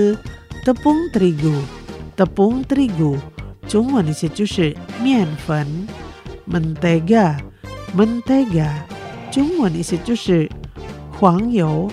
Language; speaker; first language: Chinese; early bilingual, heritage; Chinese